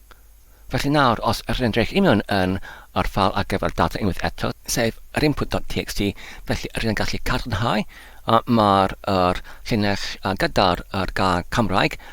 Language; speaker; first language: Welsh; non-native, learner; English